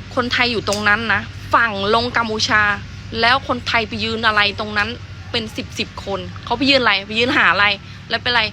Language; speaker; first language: Thai; early bilingual, other home language; Khmer